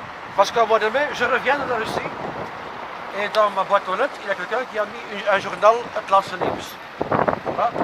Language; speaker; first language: French; non-native, local second language; Dutch